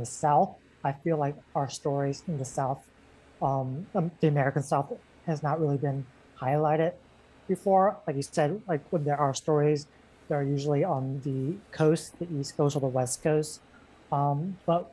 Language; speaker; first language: English; native; English